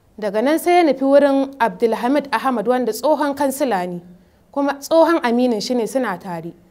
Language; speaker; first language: Hausa; native; Hausa